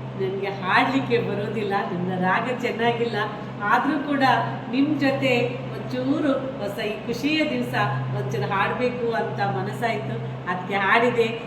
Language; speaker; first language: Kannada; non-native, local second language; Tulu